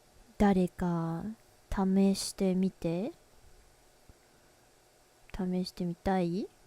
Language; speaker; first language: Japanese; non-native, learner; English